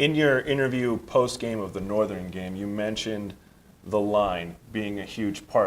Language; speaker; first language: English; native; English